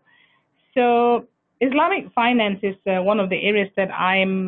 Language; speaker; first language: English; non-native, local second language; Malay